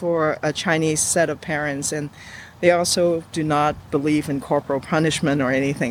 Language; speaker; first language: English; non-native, local second language; Cantonese